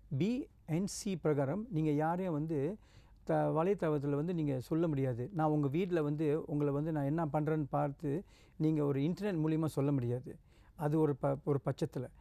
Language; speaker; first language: Tamil; native; Tamil